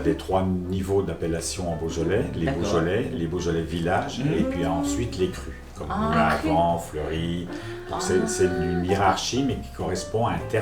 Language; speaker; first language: French; native; French